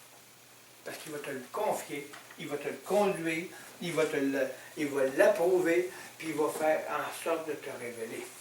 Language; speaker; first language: French; native; French